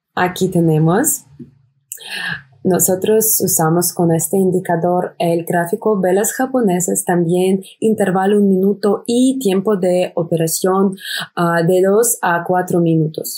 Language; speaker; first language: Spanish; non-native, fluent; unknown